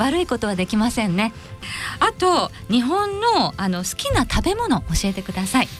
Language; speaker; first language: Japanese; native; Japanese